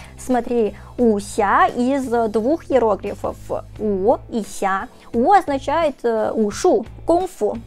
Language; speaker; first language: Russian; non-native, fluent; Chinese